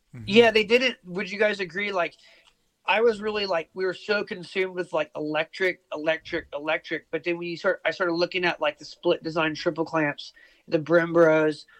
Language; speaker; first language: English; native; English